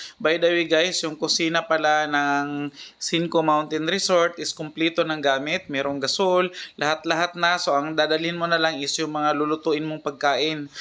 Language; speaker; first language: Filipino; non-native, local second language; Cebuano